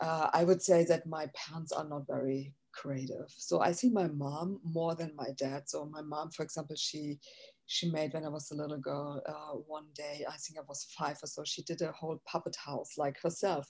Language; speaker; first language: English; non-native, fluent; German